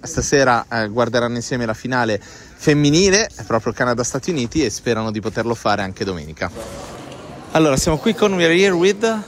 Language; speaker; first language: Italian; native; Italian